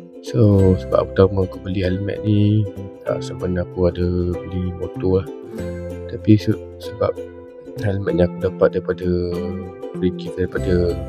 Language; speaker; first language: Malay; native; Malay